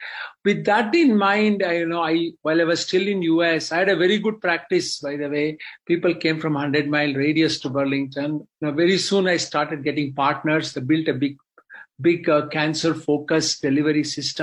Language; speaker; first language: English; non-native, local second language; Kannada